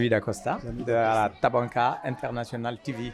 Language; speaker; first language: French; non-native, local second language; Wolof